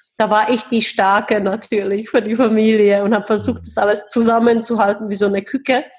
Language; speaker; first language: German; non-native, fluent; Czech